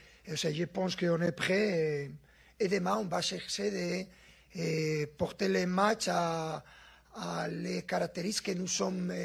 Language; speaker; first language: French; non-native, fluent; Spanish